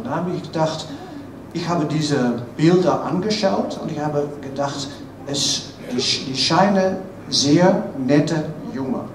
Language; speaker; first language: German; non-native, fluent; Dutch